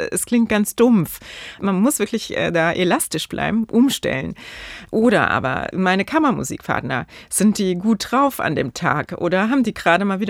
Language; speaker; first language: German; native; German